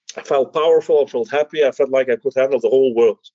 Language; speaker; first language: English; early bilingual, other home language; Dutch